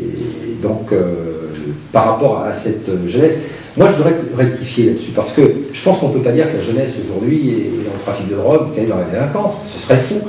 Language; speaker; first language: French; native; French